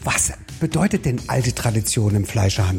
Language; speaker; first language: German; native; German